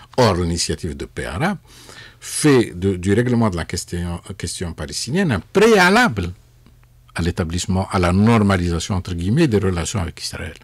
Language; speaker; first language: French; non-native, local second language; Arabic